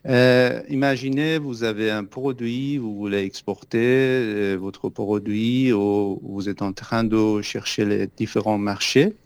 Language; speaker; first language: French; non-native, fluent; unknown